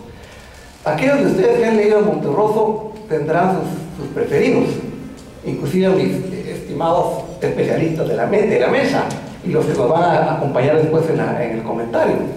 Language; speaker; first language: Spanish; native; Spanish